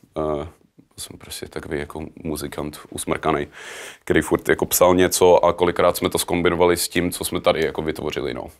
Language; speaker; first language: Czech; early bilingual, heritage; Czech